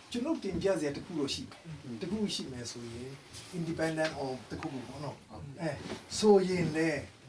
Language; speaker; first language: Burmese; non-native, local second language; Tedim Chin